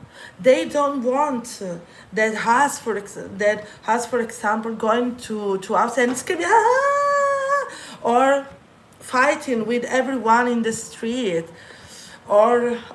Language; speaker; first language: English; non-native, fluent; Italian